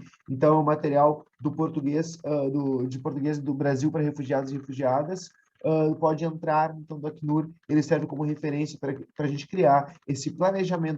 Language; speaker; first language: Portuguese; native; Portuguese